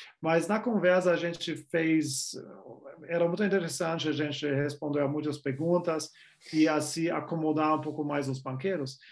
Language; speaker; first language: Portuguese; non-native, fluent; German